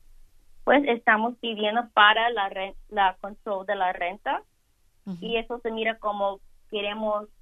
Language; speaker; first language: Spanish; early bilingual, heritage; Spanish